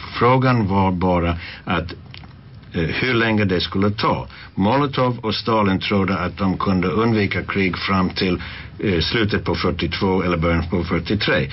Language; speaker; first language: Swedish; non-native, fluent; English